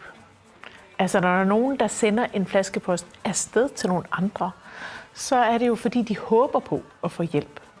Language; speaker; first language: Danish; native; Danish